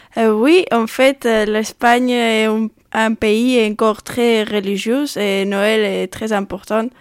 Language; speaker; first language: French; non-native, learner; Spanish